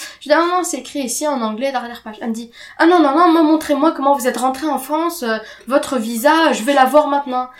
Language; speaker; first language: French; non-native, fluent; Arabic